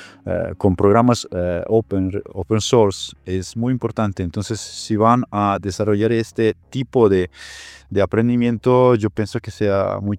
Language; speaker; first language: Spanish; non-native, fluent; Italian